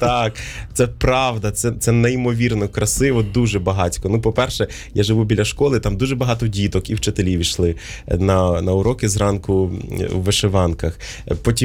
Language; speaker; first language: Ukrainian; native; Ukrainian